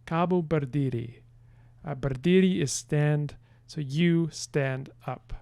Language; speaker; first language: Indonesian; non-native, learner; English